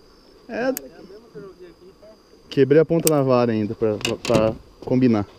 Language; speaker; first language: Portuguese; native; Portuguese